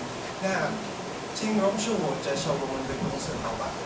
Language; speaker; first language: Chinese; non-native, learner; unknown